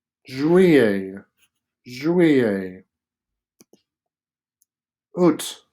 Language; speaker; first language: French; non-native, fluent; English